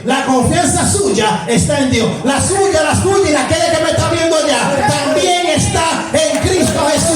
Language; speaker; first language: Spanish; native; Spanish